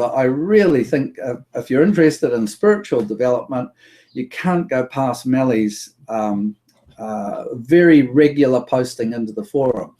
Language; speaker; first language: English; native; English